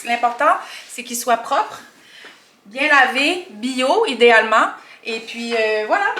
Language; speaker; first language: French; native; French